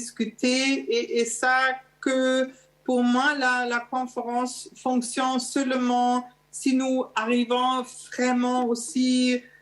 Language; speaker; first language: French; non-native, fluent; German